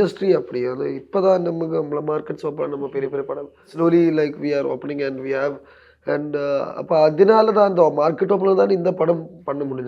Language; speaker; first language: Tamil; non-native, learner; Malayalam